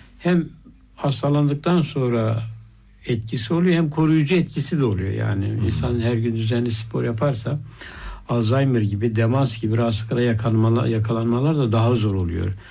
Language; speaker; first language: Turkish; native; Turkish